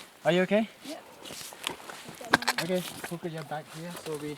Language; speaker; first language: English; non-native, learner; Hmong